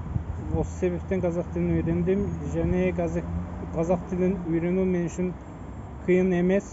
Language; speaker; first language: Kazakh; non-native, fluent; Azerbaijani